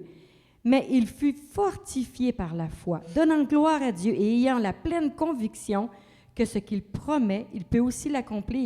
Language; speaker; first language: French; native; French